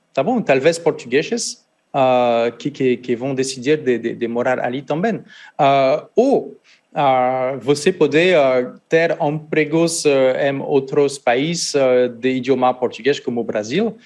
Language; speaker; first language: Portuguese; non-native, learner; French